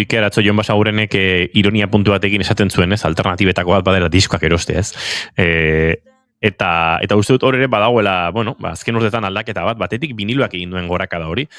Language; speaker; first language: Basque; native; Basque